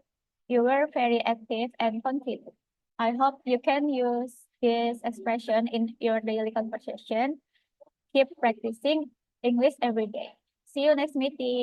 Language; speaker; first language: English; non-native, fluent; Indonesian